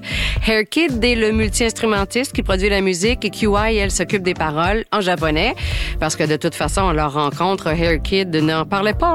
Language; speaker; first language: French; native; French